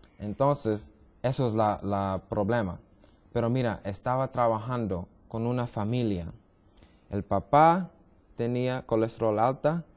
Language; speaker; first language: Spanish; non-native, learner; English